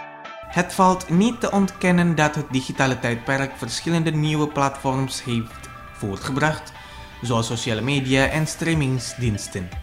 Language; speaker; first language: Dutch; non-native, fluent; Indonesian